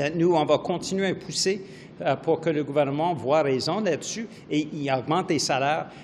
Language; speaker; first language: French; non-native, fluent; English